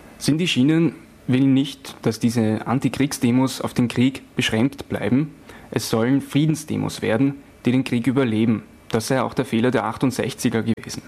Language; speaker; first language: German; native; German